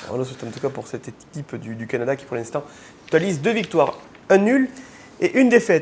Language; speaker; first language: French; native; French